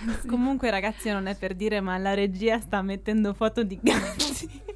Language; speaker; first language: Italian; native; Italian